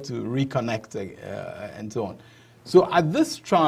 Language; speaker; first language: English; non-native, local second language; Ewe